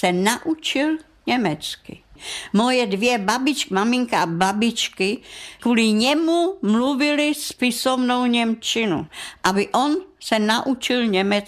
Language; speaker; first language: Czech; non-native, local second language; German